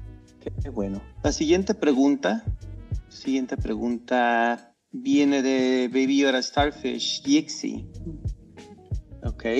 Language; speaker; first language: Spanish; non-native, fluent; English